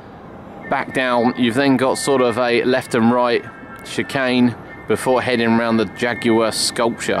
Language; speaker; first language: English; native; English